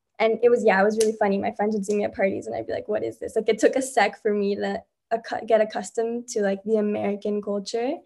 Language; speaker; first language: English; early bilingual, other home language; Spanish